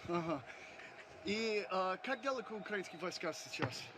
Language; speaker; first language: Russian; non-native, learner; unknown